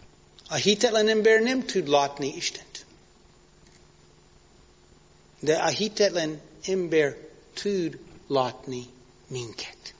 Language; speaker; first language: Hungarian; non-native, learner; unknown